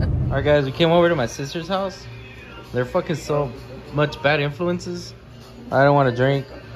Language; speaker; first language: English; early bilingual, other home language; Spanish